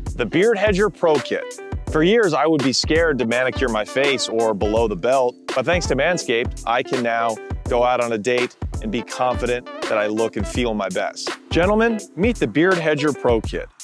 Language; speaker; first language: English; native; English